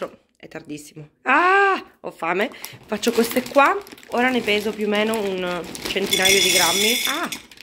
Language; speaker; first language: Italian; native; Italian